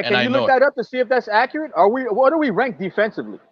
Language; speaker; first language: English; native; English